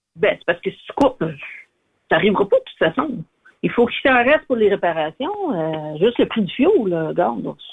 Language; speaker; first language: French; native; French